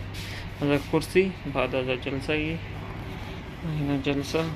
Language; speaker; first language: Arabic; non-native, learner; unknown